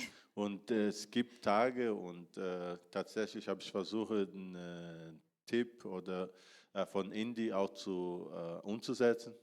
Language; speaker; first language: German; non-native, fluent; Portuguese